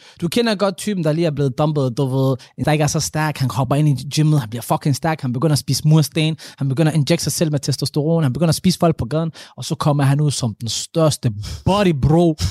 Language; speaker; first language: Danish; early bilingual, other home language; Somali